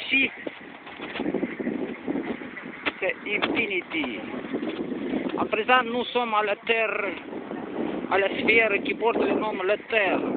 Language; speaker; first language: French; non-native, learner; Romanian